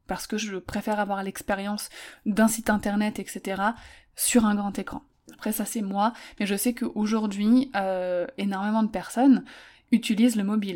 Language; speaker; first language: French; native; French